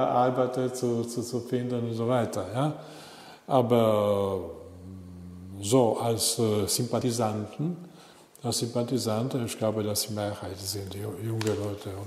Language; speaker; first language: German; non-native, learner; Italian